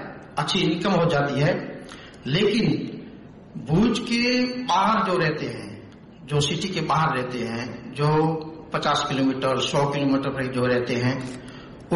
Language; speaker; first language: Hindi; non-native, local second language; Kachhi